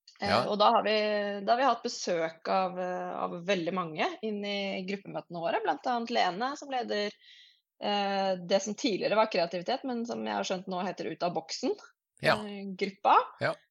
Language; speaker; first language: Norwegian; native; Norwegian